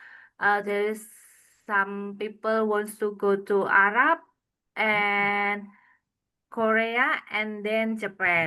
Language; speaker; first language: English; non-native, learner; Indonesian